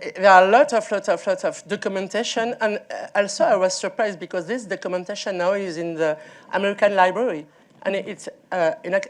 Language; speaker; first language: English; non-native, learner; French